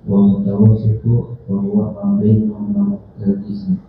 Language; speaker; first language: Arabic; non-native, learner; Indonesian